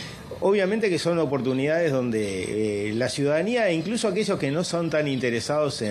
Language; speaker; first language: Spanish; native; Spanish